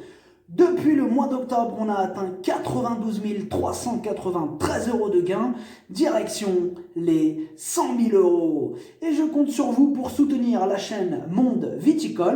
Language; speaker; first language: French; native; French